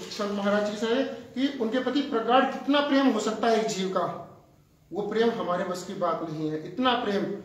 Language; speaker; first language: Hindi; native; Hindi